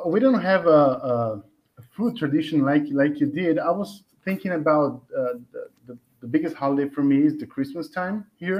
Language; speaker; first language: English; non-native, fluent; Portuguese